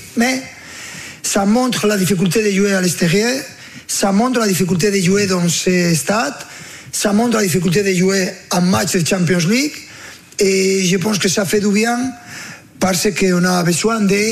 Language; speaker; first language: French; non-native, fluent; Spanish